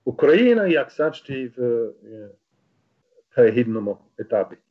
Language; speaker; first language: Ukrainian; non-native, learner; English